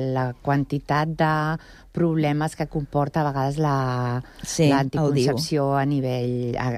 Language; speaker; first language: Catalan; non-native, local second language; Spanish